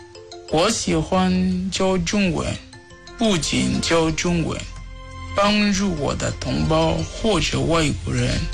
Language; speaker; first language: Chinese; non-native, fluent; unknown